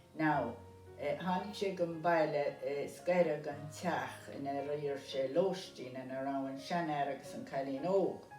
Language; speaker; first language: Irish; native; Irish